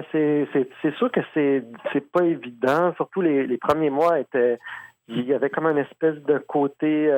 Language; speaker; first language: French; native; French